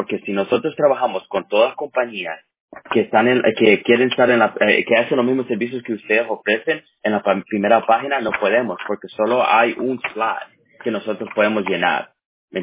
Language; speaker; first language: Spanish; early bilingual, heritage; Spanish